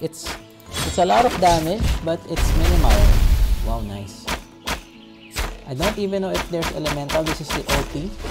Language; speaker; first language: English; non-native, local second language; Filipino